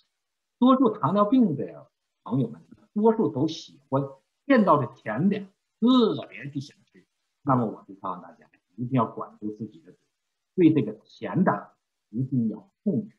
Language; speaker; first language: Chinese; native; Chinese